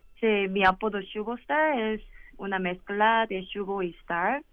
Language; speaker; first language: Spanish; non-native, learner; Korean